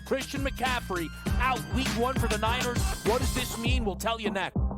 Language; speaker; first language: English; native; English